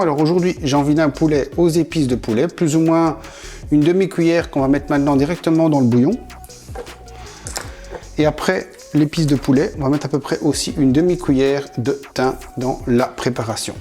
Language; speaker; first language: French; native; French